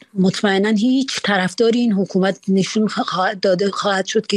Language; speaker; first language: Persian; native; Persian